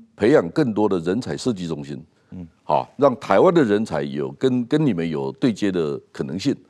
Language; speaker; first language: Chinese; native; Chinese